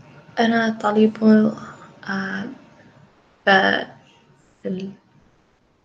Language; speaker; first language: Arabic; non-native, learner; English